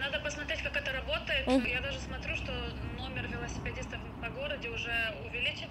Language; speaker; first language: Russian; non-native, local second language; Romanian